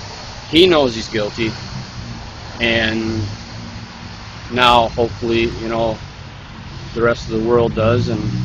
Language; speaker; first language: English; native; English